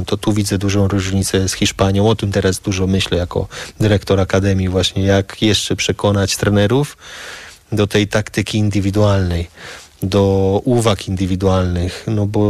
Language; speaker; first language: Polish; early bilingual, heritage; Polish